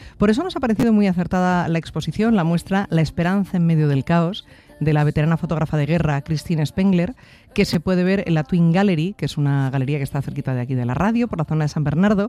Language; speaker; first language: Spanish; native; Spanish